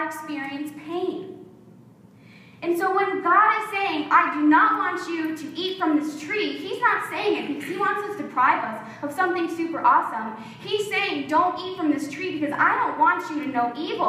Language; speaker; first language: English; native; English